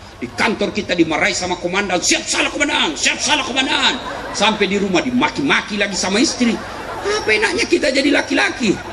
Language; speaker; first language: Indonesian; non-native, local second language; Buginese